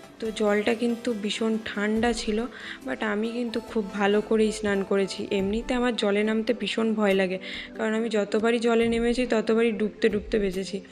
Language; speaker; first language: Bangla; native; Bangla